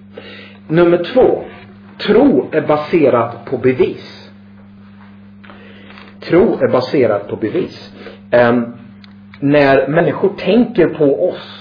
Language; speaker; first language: Swedish; native; Swedish